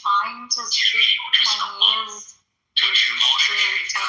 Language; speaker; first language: Chinese; non-native, learner; English